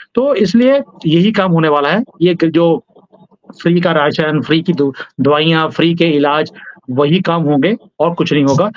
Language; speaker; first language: Hindi; native; Hindi